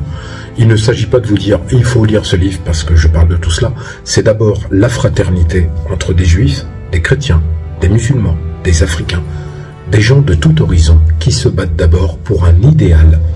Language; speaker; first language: French; native; French